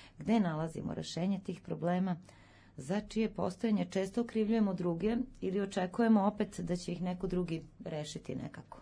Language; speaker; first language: Serbian; native; Serbian